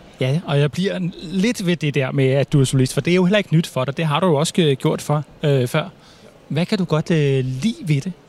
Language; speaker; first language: Danish; native; Danish